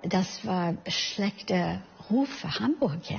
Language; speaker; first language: German; non-native, fluent; English